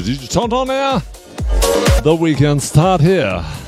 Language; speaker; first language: English; non-native, learner; German